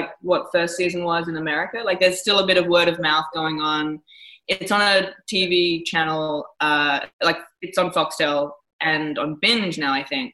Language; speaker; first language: English; native; English